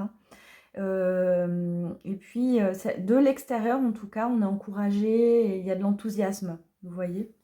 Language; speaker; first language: French; native; French